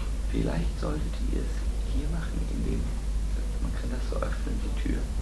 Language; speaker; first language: German; native; German